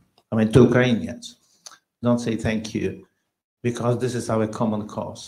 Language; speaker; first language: English; non-native, fluent; Polish